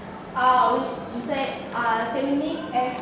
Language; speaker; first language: French; non-native, learner; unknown